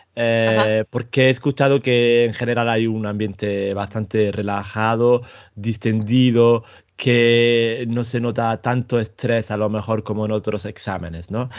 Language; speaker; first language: Spanish; native; Spanish